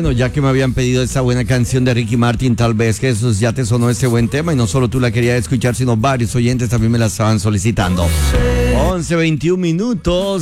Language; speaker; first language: Spanish; native; Spanish